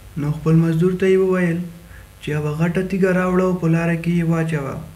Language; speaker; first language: German; non-native, learner; Pashto